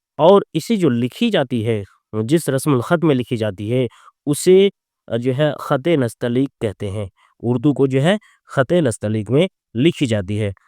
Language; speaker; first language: Urdu; native; Urdu